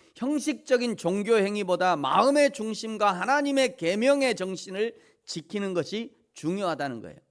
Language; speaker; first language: Korean; native; Korean